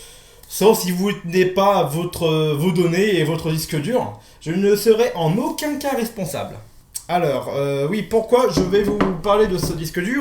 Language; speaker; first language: French; native; French